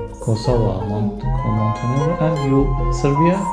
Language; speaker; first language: English; non-native, learner; Turkish